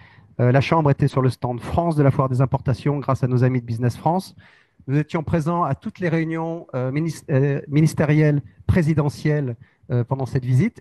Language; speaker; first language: French; native; French